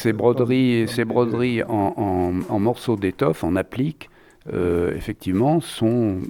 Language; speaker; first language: French; native; French